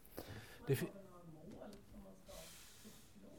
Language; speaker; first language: Swedish; native; Swedish